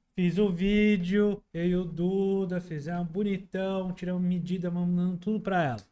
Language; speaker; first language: Portuguese; native; Portuguese